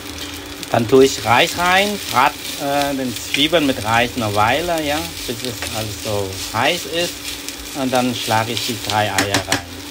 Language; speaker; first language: German; non-native, learner; Vietnamese